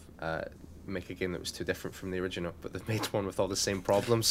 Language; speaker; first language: English; native; English